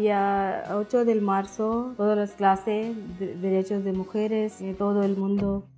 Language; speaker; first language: Spanish; non-native, learner; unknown